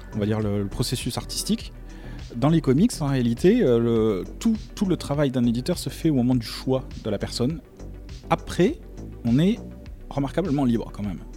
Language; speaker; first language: French; native; French